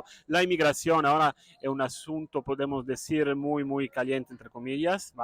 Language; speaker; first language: Spanish; non-native, fluent; Italian